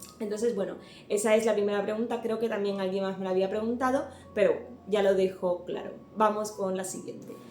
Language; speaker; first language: Spanish; native; Spanish